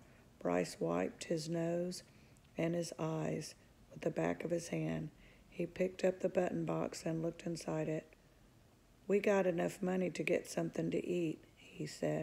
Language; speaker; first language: English; native; English